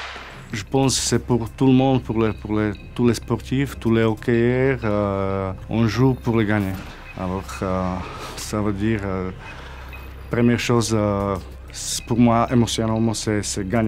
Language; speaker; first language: French; non-native, learner; Slovak